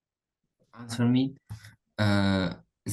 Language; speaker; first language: English; non-native, learner; Uzbek